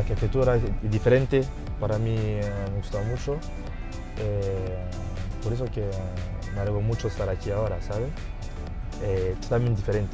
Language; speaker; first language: Spanish; non-native, fluent; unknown